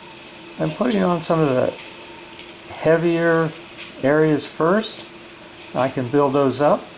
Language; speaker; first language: English; native; English